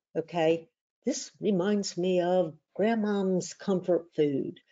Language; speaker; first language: English; native; English